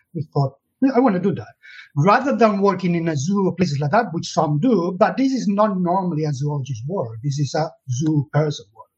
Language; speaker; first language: English; non-native, fluent; Spanish